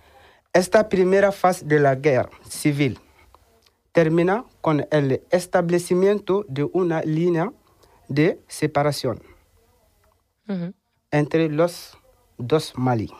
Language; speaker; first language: Spanish; non-native, learner; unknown